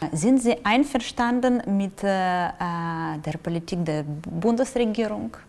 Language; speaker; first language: German; non-native, learner; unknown